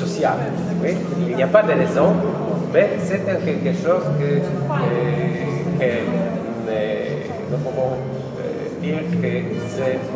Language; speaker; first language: French; non-native, learner; Polish